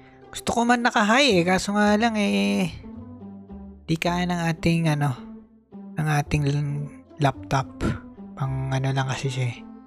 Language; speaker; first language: Filipino; native; Filipino